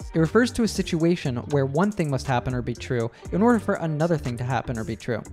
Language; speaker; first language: English; native; English